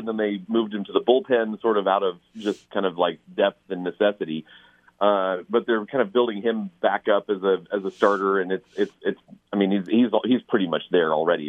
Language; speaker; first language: English; native; English